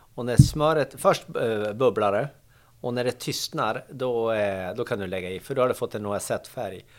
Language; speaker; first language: Swedish; native; Swedish